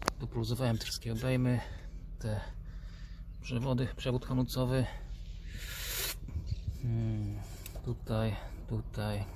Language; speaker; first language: Polish; native; Polish